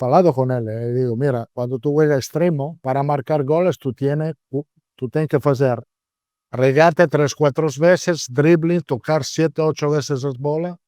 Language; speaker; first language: Spanish; non-native, fluent; Italian